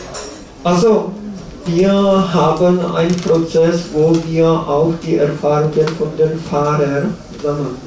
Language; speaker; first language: German; non-native, learner; Czech